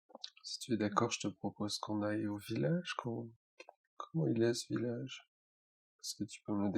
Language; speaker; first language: French; native; French